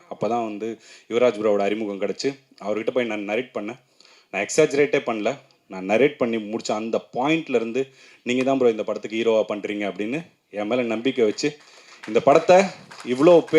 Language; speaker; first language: Tamil; native; Tamil